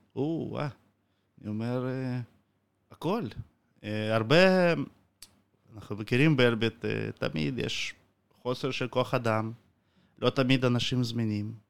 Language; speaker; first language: Hebrew; non-native, fluent; Russian